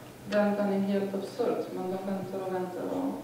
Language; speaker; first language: Swedish; non-native, fluent; Lithuanian